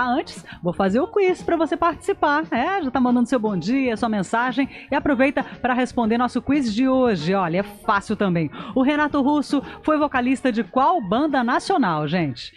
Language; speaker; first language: Portuguese; native; Portuguese